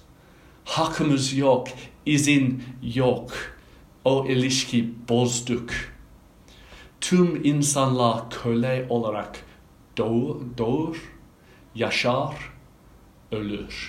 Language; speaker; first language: Turkish; non-native, fluent; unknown